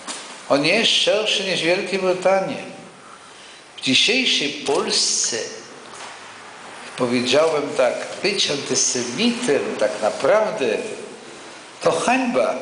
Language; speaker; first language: Polish; non-native, local second language; Yiddish